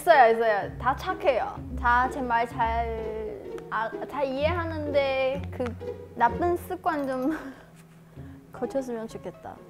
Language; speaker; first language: Korean; non-native, fluent; Chinese